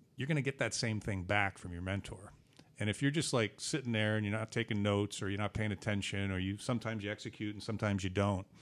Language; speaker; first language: English; native; English